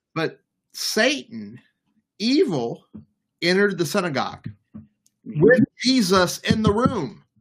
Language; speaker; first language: English; native; English